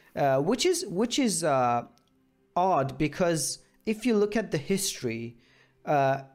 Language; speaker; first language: English; non-native, fluent; Persian